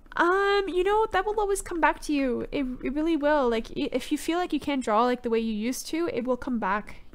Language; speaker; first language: English; native; English